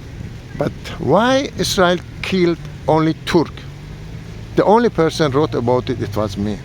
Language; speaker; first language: English; non-native, learner; Persian